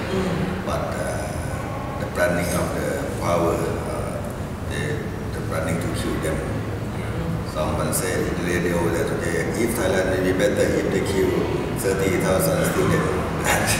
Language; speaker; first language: English; non-native, learner; Thai